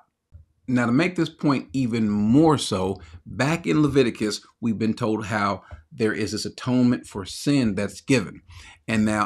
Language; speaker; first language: English; native; English